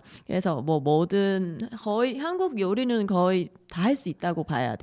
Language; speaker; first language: Korean; non-native, fluent; Vietnamese